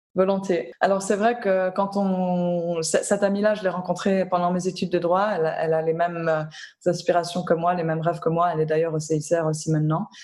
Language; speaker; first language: French; native; French